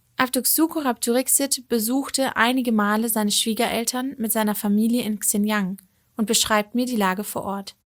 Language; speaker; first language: German; native; German